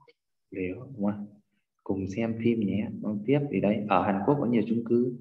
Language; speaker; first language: Vietnamese; native; Vietnamese